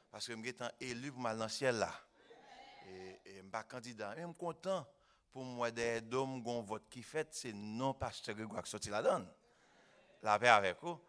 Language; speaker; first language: French; non-native, local second language; Haitian Creole